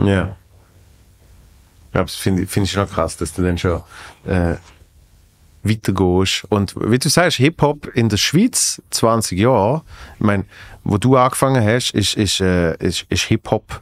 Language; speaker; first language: German; native; German